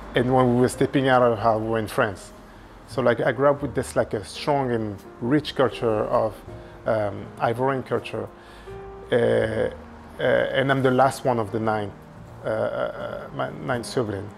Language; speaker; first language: English; non-native, fluent; French